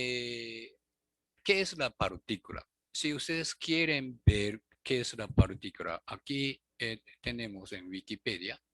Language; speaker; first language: Spanish; non-native, learner; Japanese